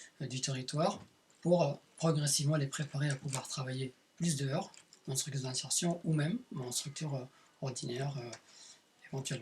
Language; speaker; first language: French; native; French